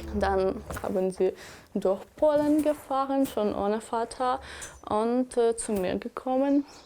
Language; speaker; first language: German; non-native, learner; Ukrainian